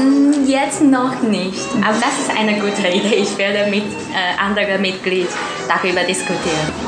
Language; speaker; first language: German; non-native, learner; Chinese